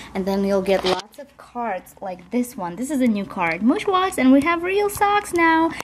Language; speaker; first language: English; non-native, fluent; Russian